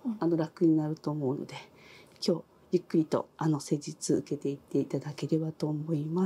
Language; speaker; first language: Japanese; native; Japanese